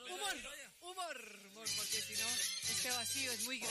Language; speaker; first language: Spanish; native; Spanish